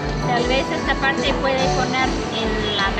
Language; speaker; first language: Spanish; non-native, learner; English